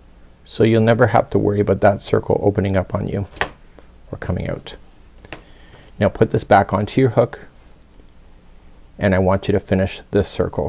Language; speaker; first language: English; native; English